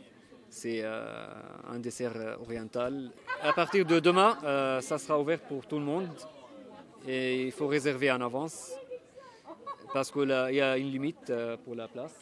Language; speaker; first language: French; non-native, fluent; Arabic